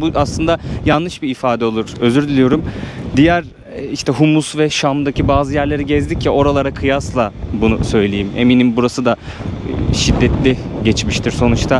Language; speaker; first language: Turkish; native; Turkish